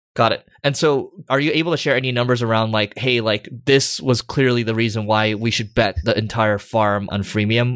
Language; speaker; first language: English; native; English